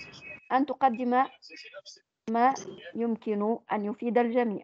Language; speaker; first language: Arabic; native; Arabic